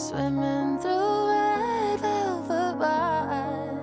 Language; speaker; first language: German; native; German